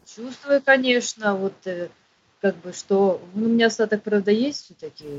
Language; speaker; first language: Russian; native; Russian